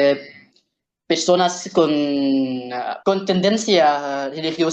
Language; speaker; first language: Spanish; non-native, learner; Arabic